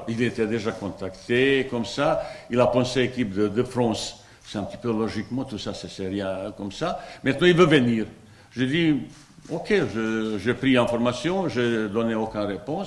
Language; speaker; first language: French; non-native, fluent; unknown